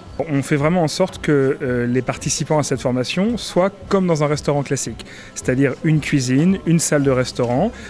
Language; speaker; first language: French; native; French